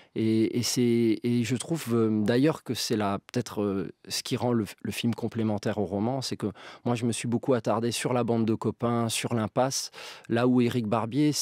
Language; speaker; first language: French; native; French